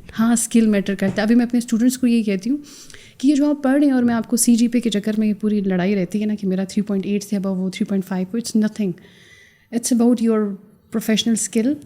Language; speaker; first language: Urdu; non-native, local second language; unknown